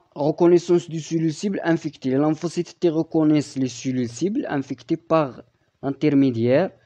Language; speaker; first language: French; non-native, local second language; Arabic